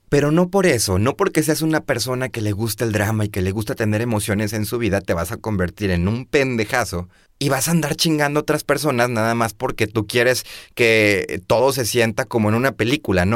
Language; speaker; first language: Spanish; native; Spanish